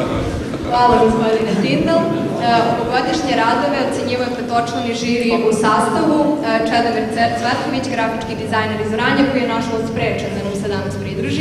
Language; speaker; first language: Serbian; native; Serbian